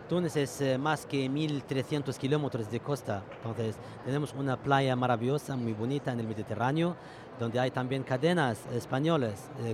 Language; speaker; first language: Spanish; non-native, fluent; Arabic